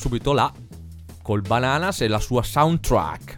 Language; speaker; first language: Italian; native; Italian